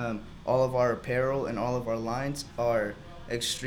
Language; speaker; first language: English; non-native, fluent; Spanish